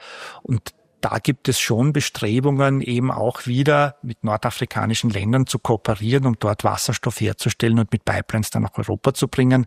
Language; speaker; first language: German; native; German